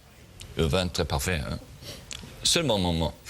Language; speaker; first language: French; non-native, learner; German